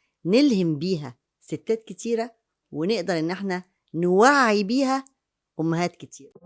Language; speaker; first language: Arabic; native; Arabic